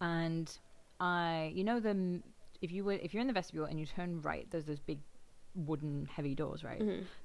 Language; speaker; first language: English; native; English